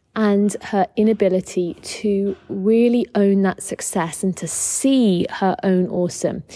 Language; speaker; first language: English; native; English